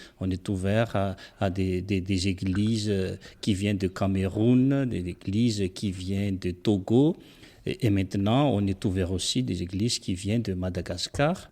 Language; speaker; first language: French; non-native, local second language; Malagasy